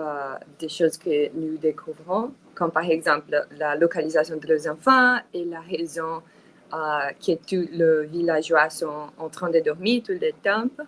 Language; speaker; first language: French; non-native, learner; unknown